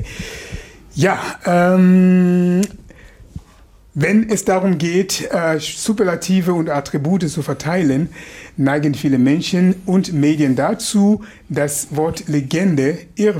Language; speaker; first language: German; non-native, fluent; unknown